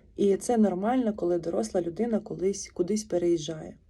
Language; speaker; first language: Ukrainian; native; Ukrainian